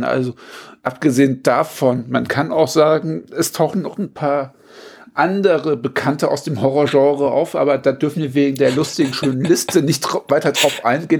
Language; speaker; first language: German; native; German